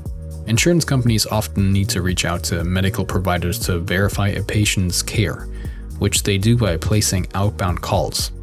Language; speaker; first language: English; native; English